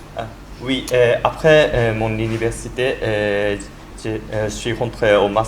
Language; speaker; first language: French; non-native, learner; Japanese